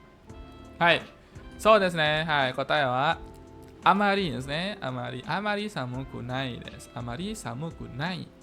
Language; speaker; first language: Japanese; non-native, fluent; Indonesian